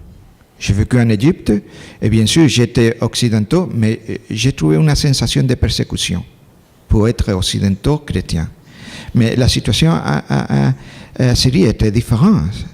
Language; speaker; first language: French; non-native, learner; Spanish